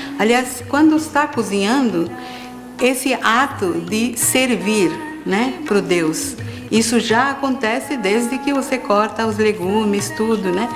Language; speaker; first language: Portuguese; non-native, fluent; Marathi